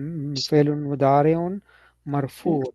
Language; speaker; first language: Arabic; non-native, fluent; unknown